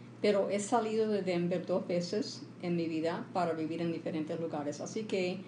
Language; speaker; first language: Spanish; early bilingual, heritage; Spanish